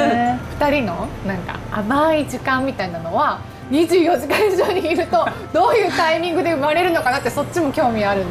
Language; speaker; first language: Japanese; native; Japanese